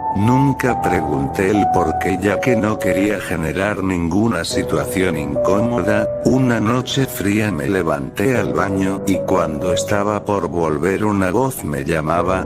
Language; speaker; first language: Spanish; native; Spanish